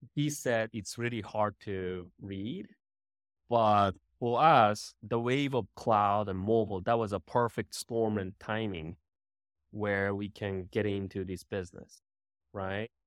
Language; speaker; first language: English; non-native, fluent; Japanese